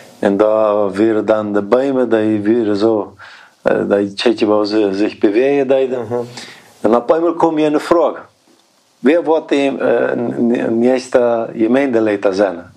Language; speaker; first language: German; early bilingual, heritage; Plautdietsch